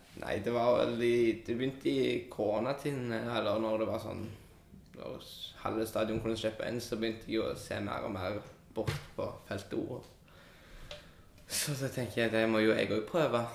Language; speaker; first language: Norwegian; native; Norwegian